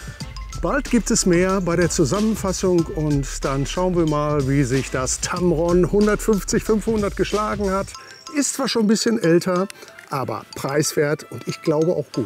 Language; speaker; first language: German; native; German